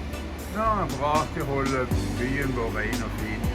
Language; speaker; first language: Norwegian; native; Norwegian